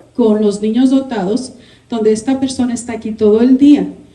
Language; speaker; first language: Spanish; early bilingual, heritage; Spanish